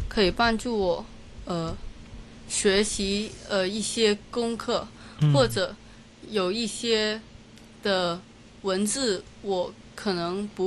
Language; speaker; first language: Chinese; non-native, local second language; Cantonese